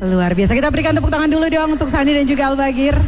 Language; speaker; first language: Indonesian; native; Indonesian